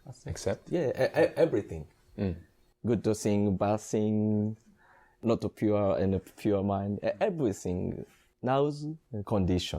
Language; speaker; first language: English; non-native, learner; Japanese